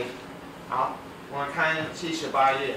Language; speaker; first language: Chinese; non-native, fluent; English